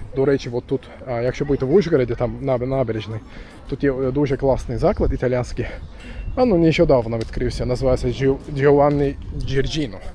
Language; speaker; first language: Ukrainian; non-native, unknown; Turkish